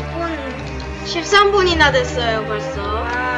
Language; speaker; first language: Korean; native; Korean